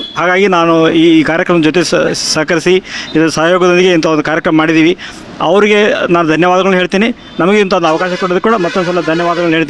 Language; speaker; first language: Kannada; native; Kannada